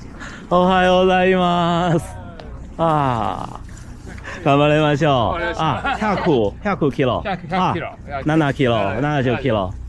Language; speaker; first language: Japanese; non-native, learner; Chinese